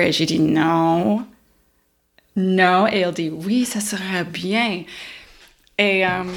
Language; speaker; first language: French; non-native, learner; English